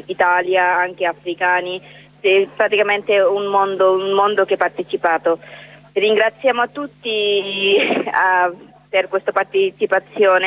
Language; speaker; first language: Italian; non-native, learner; Bangla